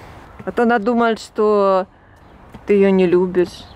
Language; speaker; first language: Russian; native; Russian